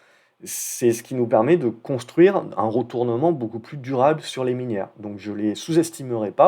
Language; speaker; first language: French; native; French